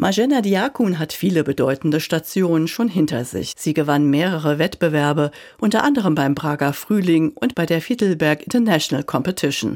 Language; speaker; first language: German; native; German